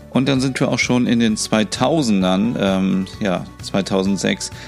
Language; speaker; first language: German; native; German